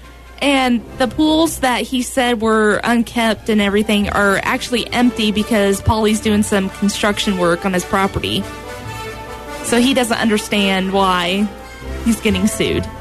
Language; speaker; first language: English; native; English